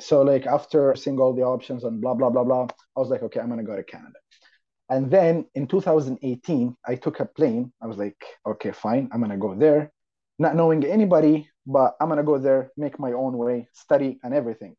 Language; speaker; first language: English; non-native, fluent; Arabic